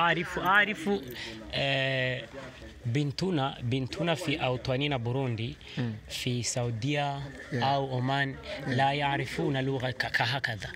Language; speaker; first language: Arabic; non-native, learner; Rundi